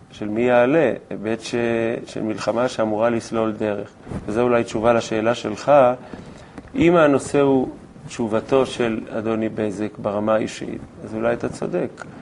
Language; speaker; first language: Hebrew; native; Hebrew